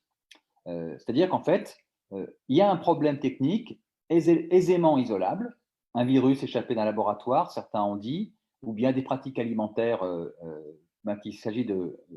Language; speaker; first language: French; native; French